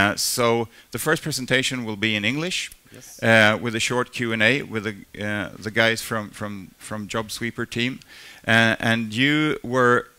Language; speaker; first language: English; non-native, fluent; Swedish